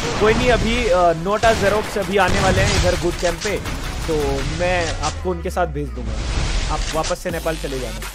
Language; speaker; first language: Hindi; native; Hindi